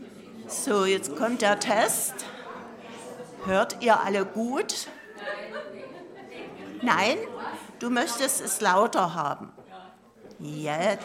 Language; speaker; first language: German; native; German